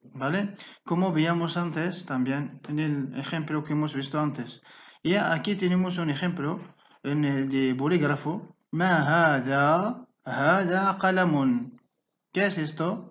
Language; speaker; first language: Spanish; non-native, fluent; Arabic